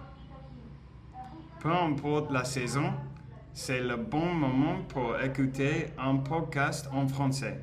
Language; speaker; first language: French; non-native, learner; Spanish